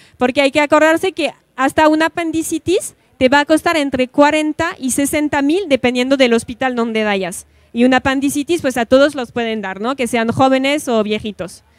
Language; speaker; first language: Spanish; non-native, fluent; French